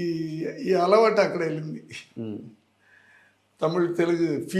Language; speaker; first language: Telugu; non-native, learner; Tamil